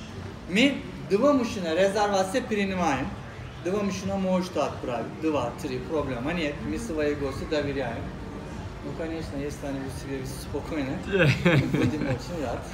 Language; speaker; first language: Russian; non-native, learner; Turkish